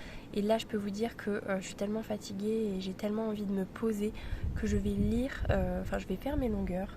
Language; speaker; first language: French; native; French